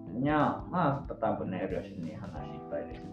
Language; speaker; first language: Japanese; non-native, learner; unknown